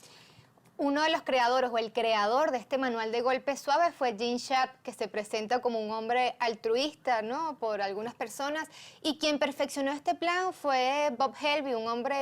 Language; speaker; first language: Spanish; native; Spanish